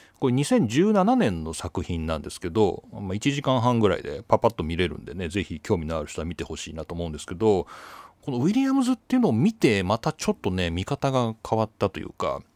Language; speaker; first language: Japanese; native; Japanese